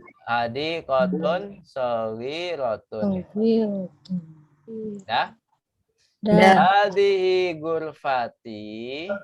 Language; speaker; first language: Arabic; non-native, fluent; Indonesian